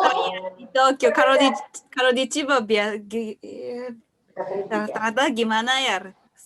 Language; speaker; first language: Indonesian; non-native, learner; Japanese